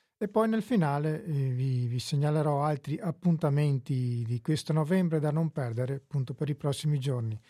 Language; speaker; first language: Italian; native; Italian